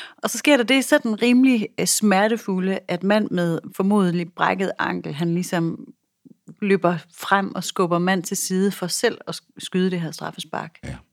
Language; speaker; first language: Danish; native; Danish